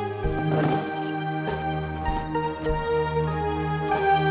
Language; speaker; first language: Portuguese; non-native, local second language; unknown